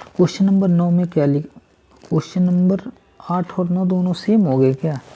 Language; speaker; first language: Hindi; native; Hindi